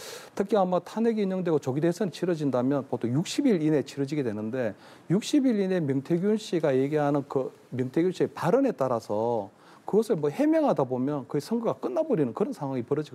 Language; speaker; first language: Korean; native; Korean